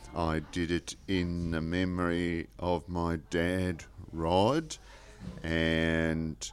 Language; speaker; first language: English; native; English